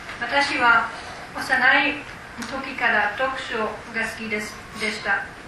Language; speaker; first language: Japanese; non-native, fluent; German